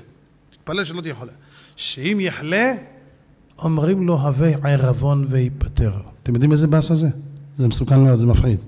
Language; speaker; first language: Hebrew; native; Hebrew